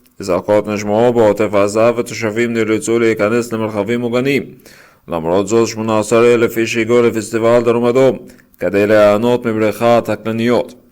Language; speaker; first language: Hebrew; non-native, learner; Arabic